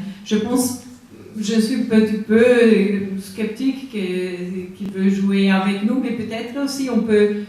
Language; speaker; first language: French; non-native, fluent; Spanish